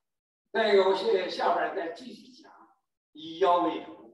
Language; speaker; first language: Chinese; native; Chinese